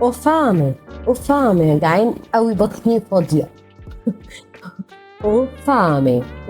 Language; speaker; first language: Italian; non-native, learner; Arabic